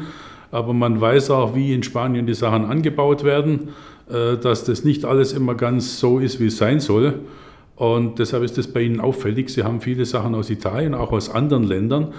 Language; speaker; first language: German; native; German